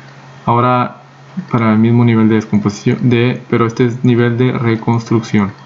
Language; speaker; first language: Spanish; native; Spanish